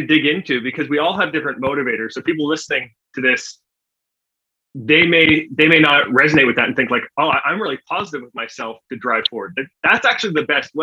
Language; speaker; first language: English; native; English